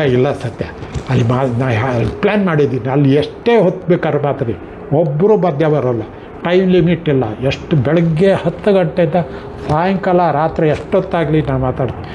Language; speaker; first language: Kannada; non-native, local second language; Marathi